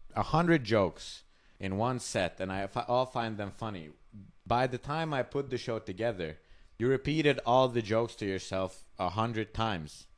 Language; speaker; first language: English; non-native, fluent; Hungarian